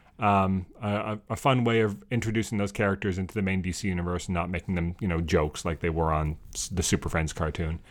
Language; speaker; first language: English; native; English